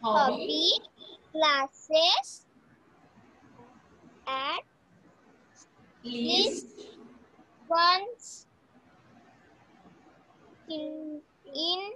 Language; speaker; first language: English; non-native, learner; Hindi